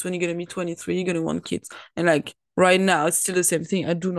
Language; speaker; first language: English; non-native, fluent; French